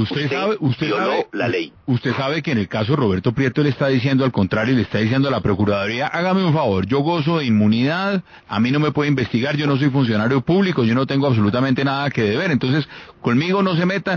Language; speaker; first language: Spanish; native; Spanish